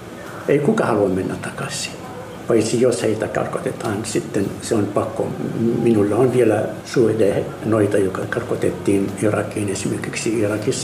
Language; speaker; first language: Finnish; non-native, fluent; Arabic